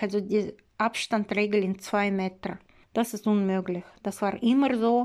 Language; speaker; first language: German; non-native, learner; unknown